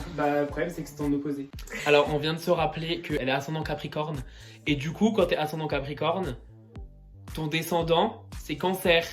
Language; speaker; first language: French; native; French